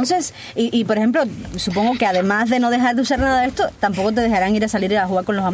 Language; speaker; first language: Spanish; native; Spanish